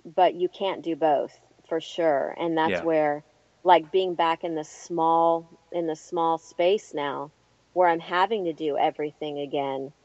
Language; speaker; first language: English; native; English